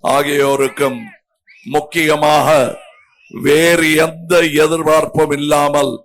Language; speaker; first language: Tamil; native; Tamil